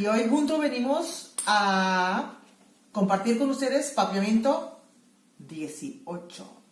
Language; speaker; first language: Spanish; non-native, fluent; Papiamento